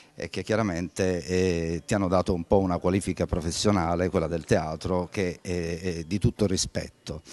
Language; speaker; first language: Italian; native; Italian